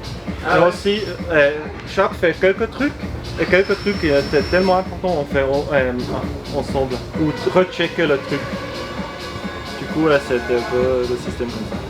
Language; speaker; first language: French; non-native, learner; German